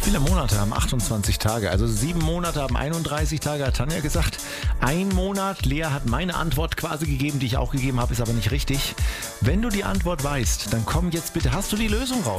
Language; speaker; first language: German; native; German